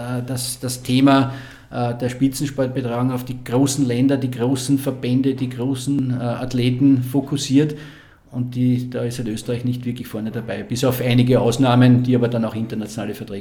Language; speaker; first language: German; native; German